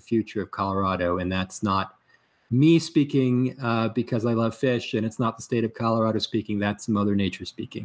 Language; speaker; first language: English; native; English